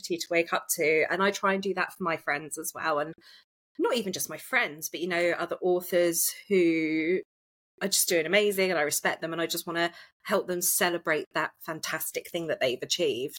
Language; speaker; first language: English; native; English